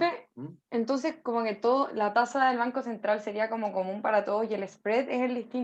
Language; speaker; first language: Spanish; native; Spanish